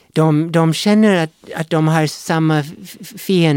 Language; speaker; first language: Swedish; non-native, fluent; English